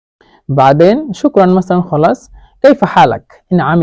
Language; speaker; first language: Arabic; non-native, fluent; Bangla